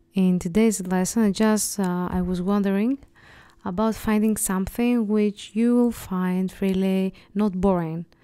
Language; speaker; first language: English; non-native, fluent; Greek